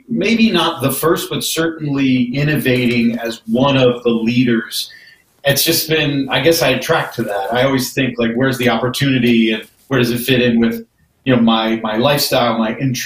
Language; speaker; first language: English; native; English